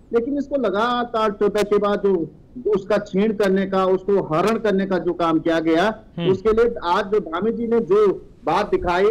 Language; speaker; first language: Hindi; native; Hindi